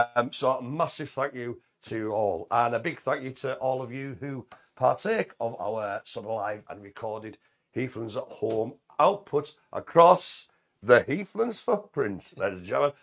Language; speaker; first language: English; native; English